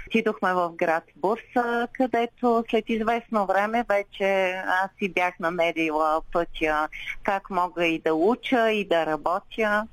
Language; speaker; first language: Bulgarian; non-native, local second language; Turkish